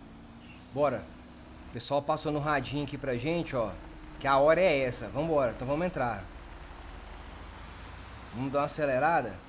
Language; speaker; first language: Portuguese; native; Portuguese